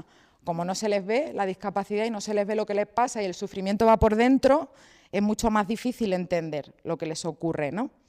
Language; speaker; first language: Spanish; native; Spanish